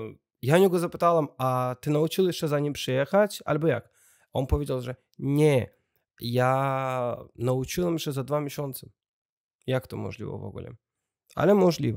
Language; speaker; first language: Polish; non-native, learner; Russian